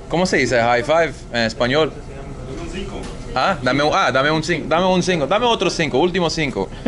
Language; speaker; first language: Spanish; non-native, learner; English